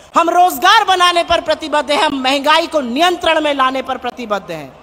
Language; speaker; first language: Hindi; native; Hindi